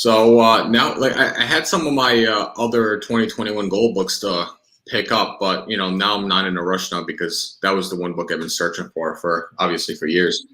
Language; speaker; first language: English; native; English